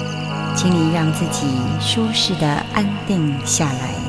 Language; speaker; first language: Chinese; native; Chinese